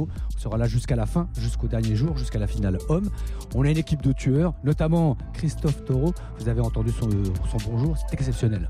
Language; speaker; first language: French; native; French